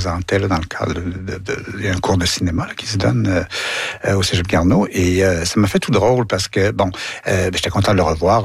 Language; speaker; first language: French; native; French